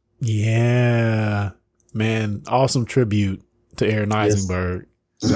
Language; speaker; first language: English; native; English